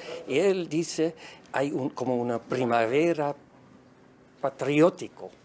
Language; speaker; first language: Spanish; non-native, fluent; Dutch